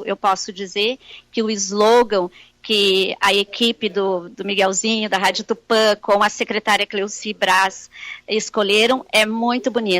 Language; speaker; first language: Portuguese; native; Portuguese